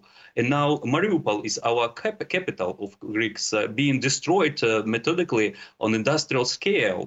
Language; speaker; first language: English; non-native, fluent; Russian